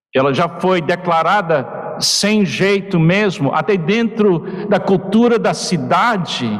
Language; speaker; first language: Portuguese; non-native, fluent; English